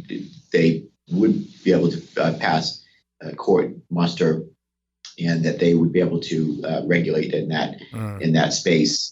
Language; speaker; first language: English; native; English